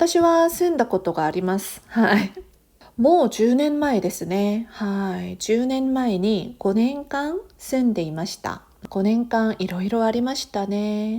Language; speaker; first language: Japanese; non-native, fluent; Korean